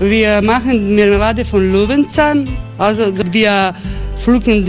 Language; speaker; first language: German; non-native, learner; Croatian